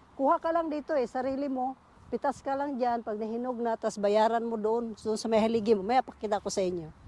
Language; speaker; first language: Filipino; non-native, local second language; Cebuano